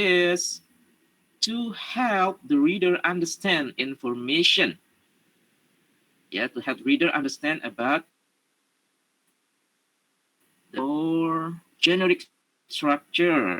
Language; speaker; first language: English; non-native, learner; Indonesian